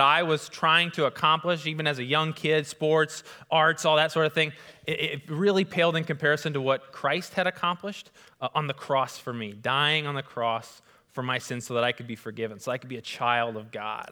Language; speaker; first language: English; native; English